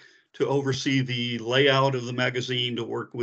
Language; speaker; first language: English; native; English